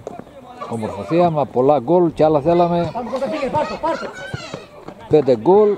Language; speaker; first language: Greek; native; Greek